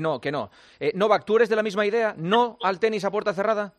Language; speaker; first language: Spanish; native; Spanish